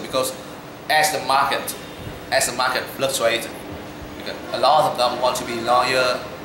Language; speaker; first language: English; non-native, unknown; Vietnamese